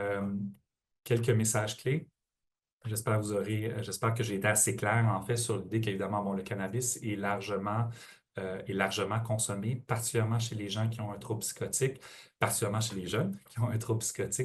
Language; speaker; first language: French; native; French